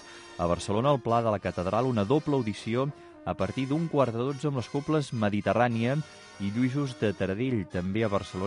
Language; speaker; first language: Catalan; native; Catalan